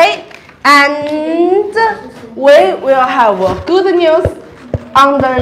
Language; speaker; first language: English; non-native, learner; Chinese